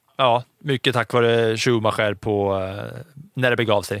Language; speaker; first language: Swedish; native; Swedish